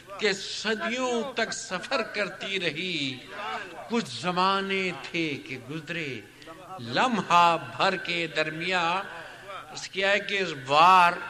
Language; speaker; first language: Urdu; native; Urdu